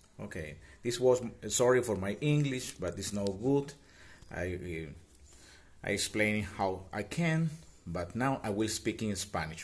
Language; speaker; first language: English; non-native, learner; Spanish